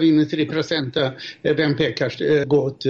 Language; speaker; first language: Russian; non-native, fluent; Swedish